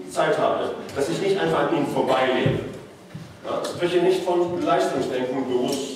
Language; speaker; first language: German; non-native, fluent; Norwegian